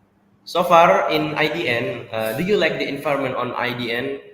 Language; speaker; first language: English; non-native, learner; Indonesian